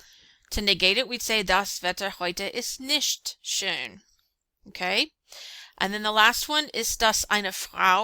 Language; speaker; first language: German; non-native, fluent; English